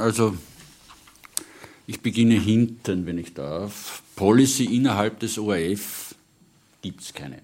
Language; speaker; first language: German; native; German